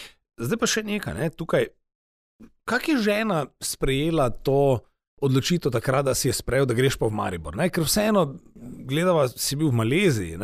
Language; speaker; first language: Slovenian; native; Slovenian